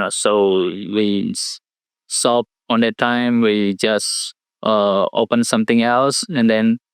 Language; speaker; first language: English; non-native, learner; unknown